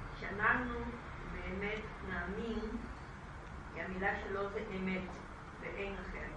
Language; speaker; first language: Hebrew; non-native, learner; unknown